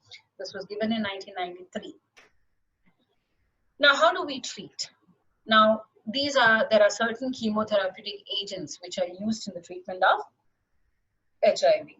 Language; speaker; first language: English; non-native, local second language; Malayalam